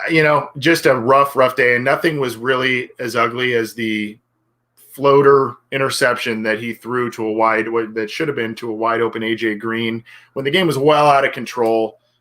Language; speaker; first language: English; native; English